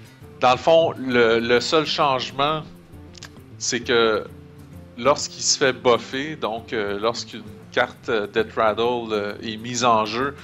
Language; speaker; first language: French; native; French